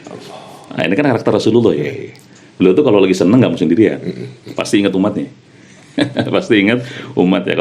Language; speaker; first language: Indonesian; native; Indonesian